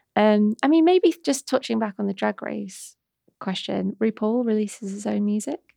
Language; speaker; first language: English; native; English